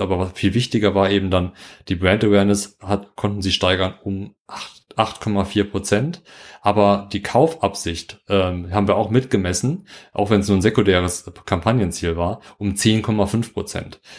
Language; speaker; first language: German; native; German